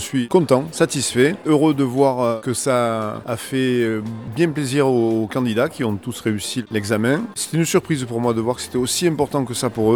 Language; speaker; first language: French; native; French